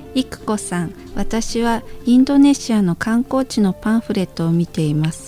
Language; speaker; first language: Japanese; non-native, fluent; Indonesian